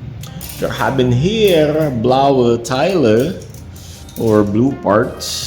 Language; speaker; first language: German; non-native, learner; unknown